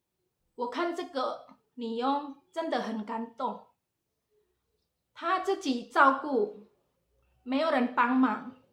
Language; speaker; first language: Chinese; non-native, fluent; Indonesian